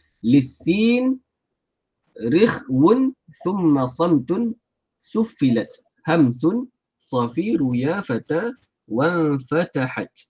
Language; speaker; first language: Malay; native; Malay